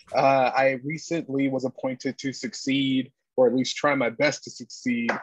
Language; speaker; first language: English; native; English